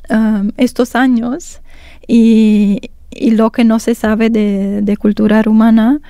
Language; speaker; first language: Spanish; non-native, fluent; Romanian